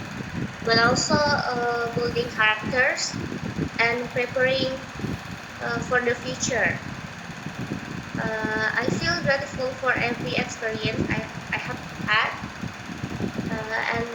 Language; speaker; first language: English; non-native, learner; Indonesian